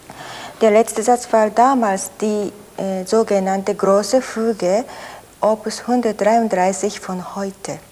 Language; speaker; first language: German; non-native, fluent; Japanese